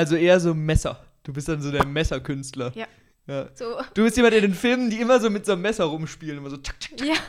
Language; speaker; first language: German; native; German